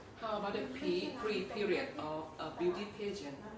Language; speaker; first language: English; non-native, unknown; Thai